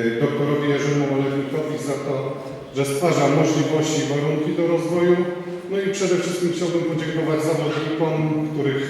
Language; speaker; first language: Polish; native; Polish